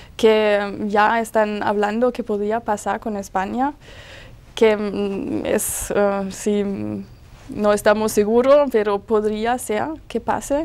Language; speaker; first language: Spanish; non-native, fluent; German